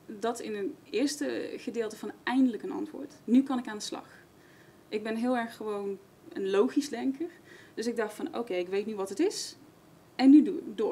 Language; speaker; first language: Dutch; non-native, fluent; English